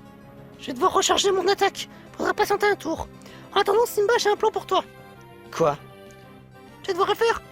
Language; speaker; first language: French; native; French